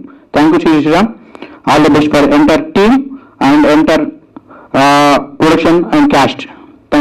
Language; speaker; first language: Telugu; native; Telugu